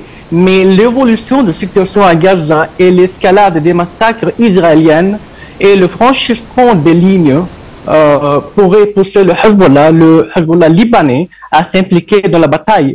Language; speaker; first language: French; non-native, fluent; Arabic